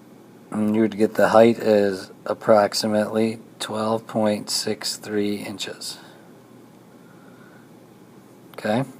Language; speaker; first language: English; native; English